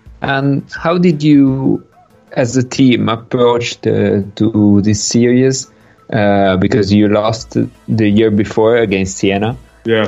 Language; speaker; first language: English; non-native, fluent; Italian